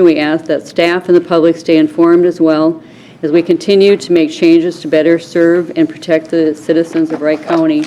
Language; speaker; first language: English; native; English